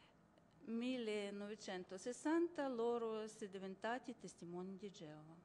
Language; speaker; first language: Italian; non-native, learner; Ukrainian